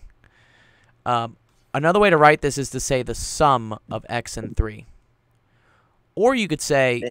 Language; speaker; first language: English; native; English